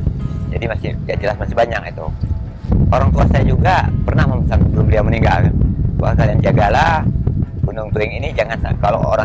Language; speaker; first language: Indonesian; non-native, local second language; Malay